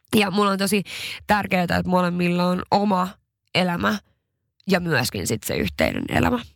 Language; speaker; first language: Finnish; non-native, local second language; Swedish